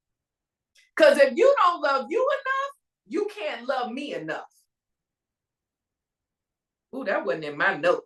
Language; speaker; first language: English; native; English